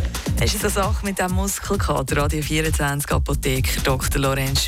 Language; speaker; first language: German; native; German